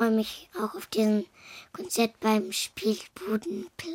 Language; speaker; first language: German; early bilingual, other home language; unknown